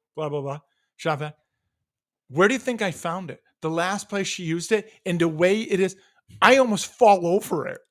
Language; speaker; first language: English; native; English